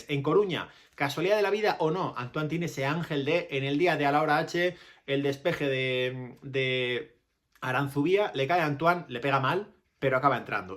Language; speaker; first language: Spanish; native; Spanish